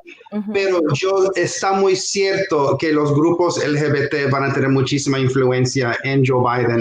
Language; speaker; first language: Spanish; non-native, fluent; English